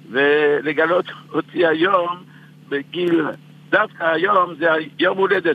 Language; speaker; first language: Hebrew; non-native, fluent; French